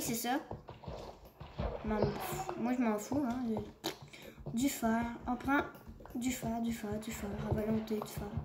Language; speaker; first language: French; native; French